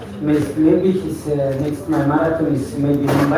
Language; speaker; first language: English; non-native, learner; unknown